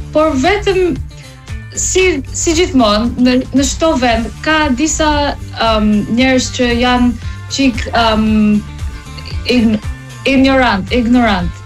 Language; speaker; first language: Albanian; non-native, learner; English